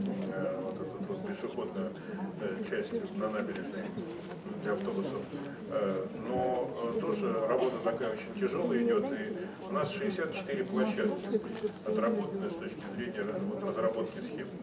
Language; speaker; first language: Russian; native; Russian